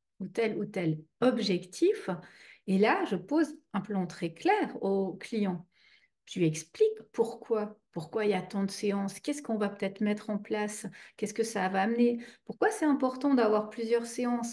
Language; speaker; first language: French; native; French